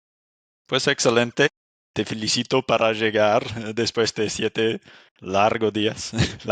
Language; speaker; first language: Spanish; non-native, fluent; English